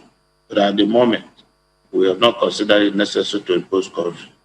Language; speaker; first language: English; non-native, local second language; Igbo